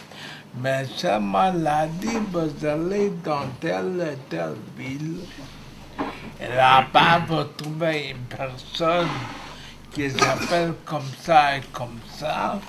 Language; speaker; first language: French; non-native, fluent; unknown